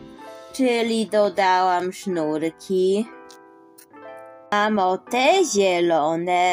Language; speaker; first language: Polish; early bilingual, heritage; Polish